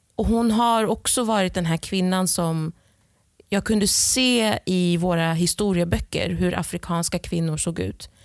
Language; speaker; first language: Swedish; early bilingual, other home language; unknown